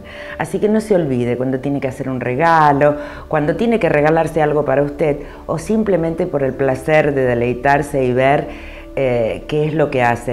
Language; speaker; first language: Spanish; native; Spanish